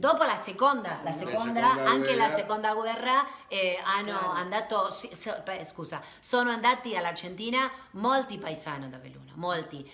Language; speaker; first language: Italian; non-native, learner; Spanish